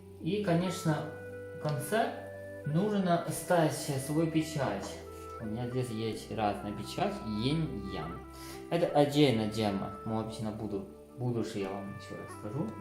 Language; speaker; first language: Russian; non-native, learner; Chinese